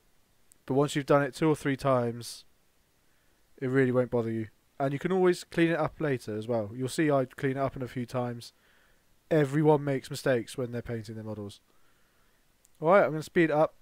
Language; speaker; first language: English; native; English